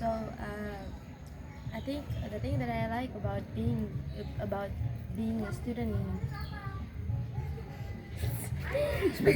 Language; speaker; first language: English; non-native, learner; Indonesian